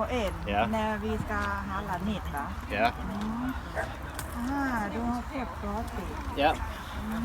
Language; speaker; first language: Swedish; non-native, learner; Thai